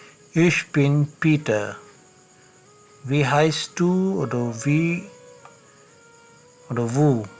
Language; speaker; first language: German; non-native, learner; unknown